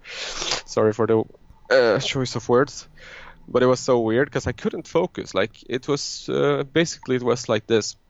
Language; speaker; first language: English; non-native, fluent; Swedish